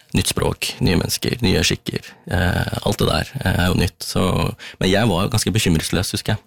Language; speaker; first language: Norwegian; early bilingual, other home language; Tamil